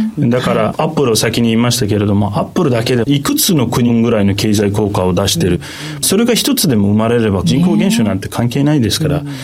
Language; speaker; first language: Japanese; non-native, fluent; Turkish